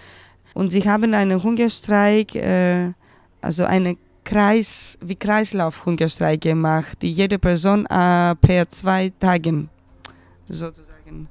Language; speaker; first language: German; non-native, fluent; Greek